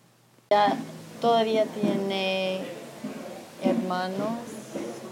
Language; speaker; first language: Spanish; non-native, fluent; English